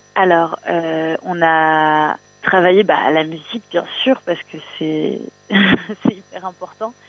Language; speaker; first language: French; native; French